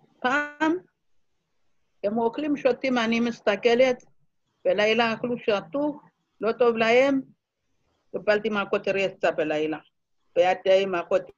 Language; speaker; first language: Hebrew; non-native, fluent; Amharic